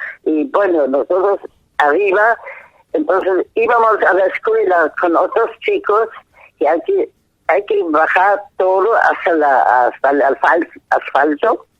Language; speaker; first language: Spanish; non-native, fluent; German